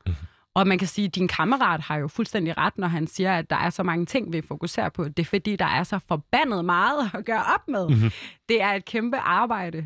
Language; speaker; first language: Danish; early bilingual, other home language; Arabic